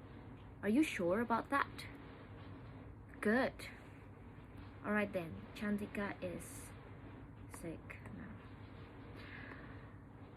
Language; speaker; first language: English; non-native, learner; Indonesian